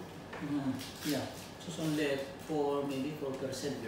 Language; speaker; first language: English; non-native, learner; Filipino